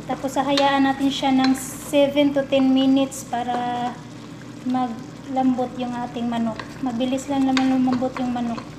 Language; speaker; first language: Filipino; non-native, local second language; Cebuano